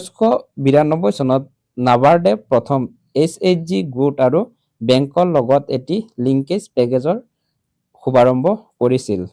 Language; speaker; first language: Assamese; native; Assamese